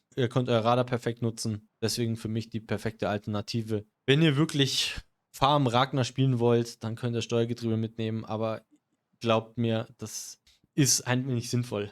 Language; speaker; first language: German; native; German